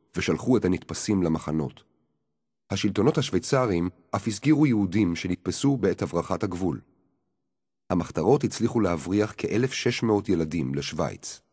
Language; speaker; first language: Hebrew; native; Hebrew